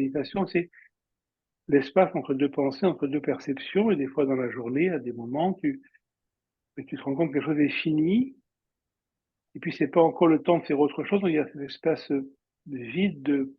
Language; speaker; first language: French; native; French